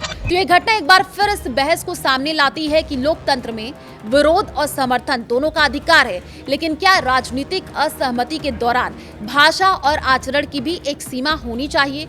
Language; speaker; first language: Hindi; native; Hindi